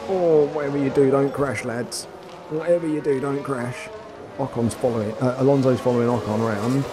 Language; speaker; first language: English; native; English